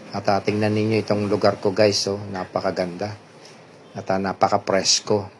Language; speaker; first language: Filipino; non-native, local second language; Pampanga